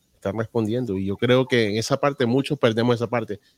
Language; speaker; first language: Spanish; native; Spanish